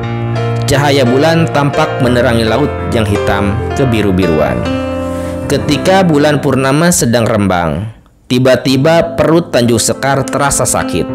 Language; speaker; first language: Indonesian; native; Indonesian